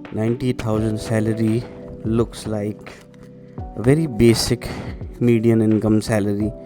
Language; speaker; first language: Hindi; native; Hindi